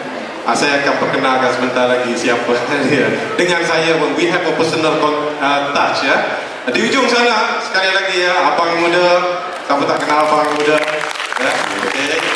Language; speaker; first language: Malay; native; Malay